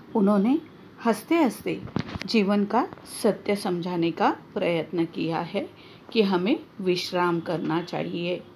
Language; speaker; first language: Hindi; non-native, local second language; Marathi